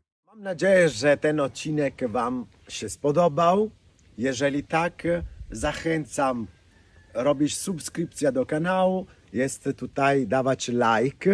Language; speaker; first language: Polish; non-native, fluent; Italian